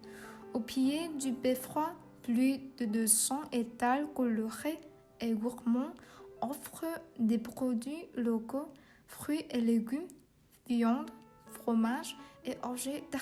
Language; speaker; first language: French; non-native, learner; Vietnamese